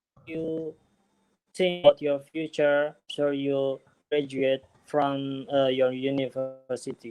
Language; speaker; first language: English; non-native, learner; Indonesian